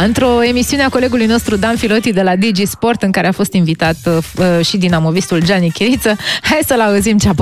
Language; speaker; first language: Romanian; native; Romanian